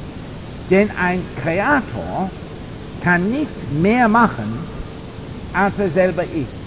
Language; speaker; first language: German; non-native, fluent; English